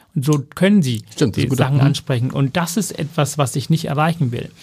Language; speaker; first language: German; non-native, fluent; Tamil